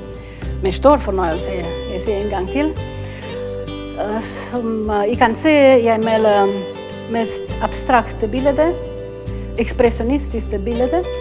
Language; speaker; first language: Danish; non-native, fluent; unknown